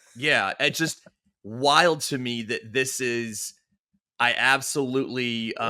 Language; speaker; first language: English; native; English